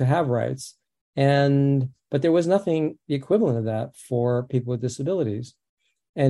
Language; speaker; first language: English; early bilingual, other home language; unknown